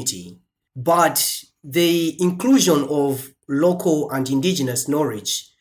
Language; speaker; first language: English; non-native, local second language; Nyanja